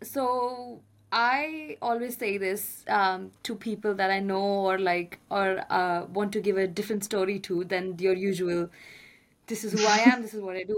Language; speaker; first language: English; non-native, local second language; Hindi